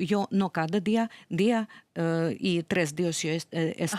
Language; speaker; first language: Spanish; non-native, fluent; Ukrainian